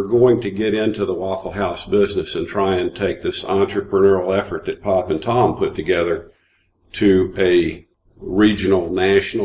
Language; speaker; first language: English; native; English